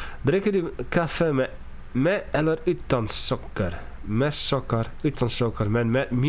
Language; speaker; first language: Swedish; non-native, learner; English